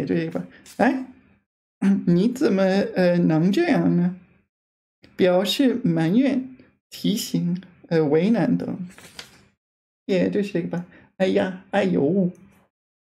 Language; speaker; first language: Chinese; non-native, fluent; English